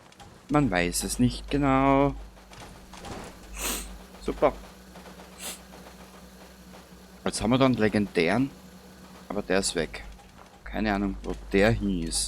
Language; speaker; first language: German; native; German